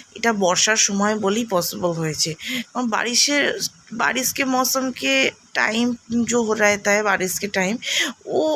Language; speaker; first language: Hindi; non-native, local second language; Bangla